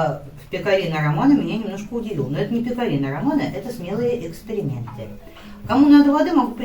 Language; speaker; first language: Russian; native; Russian